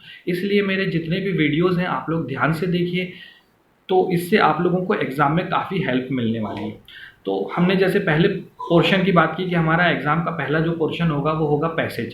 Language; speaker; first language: Hindi; native; Hindi